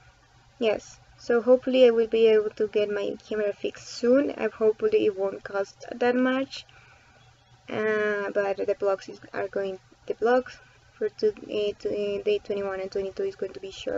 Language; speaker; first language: English; non-native, fluent; Spanish